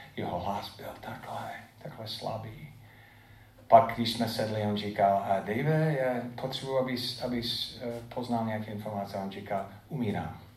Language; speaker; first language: Czech; non-native, fluent; English